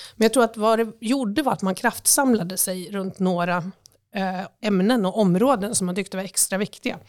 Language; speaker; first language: Swedish; native; Swedish